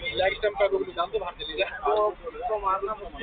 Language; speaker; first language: Hindi; native; Hindi